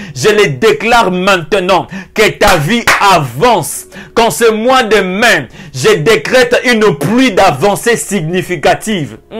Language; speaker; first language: French; non-native, local second language; Lingala